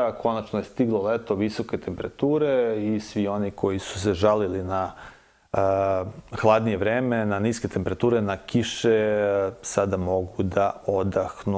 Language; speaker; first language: Serbian; native; Serbian